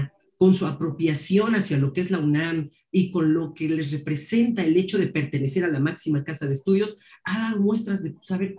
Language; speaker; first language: Spanish; native; Spanish